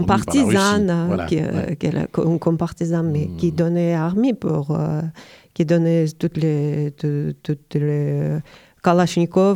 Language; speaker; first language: French; non-native, learner; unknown